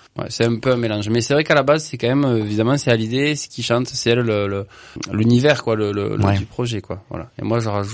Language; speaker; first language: French; native; French